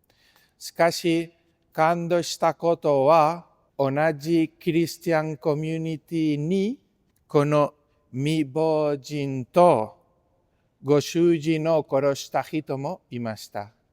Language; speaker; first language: Japanese; non-native, fluent; Spanish